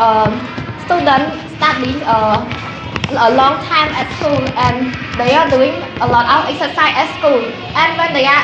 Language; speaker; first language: English; non-native, learner; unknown